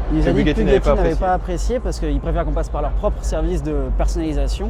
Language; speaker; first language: French; native; French